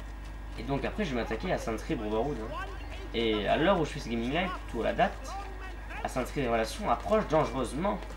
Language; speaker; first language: French; native; French